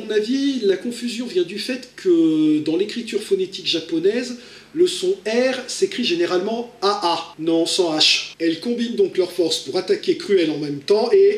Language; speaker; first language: French; native; French